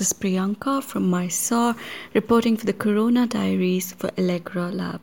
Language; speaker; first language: English; non-native, local second language; Kannada